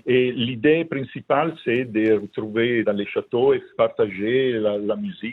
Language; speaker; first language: French; non-native, fluent; Italian